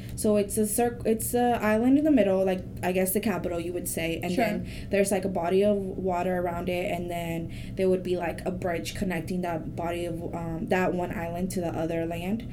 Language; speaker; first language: English; non-native, fluent; Spanish